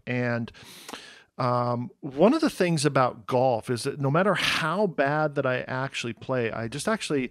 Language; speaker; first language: English; native; English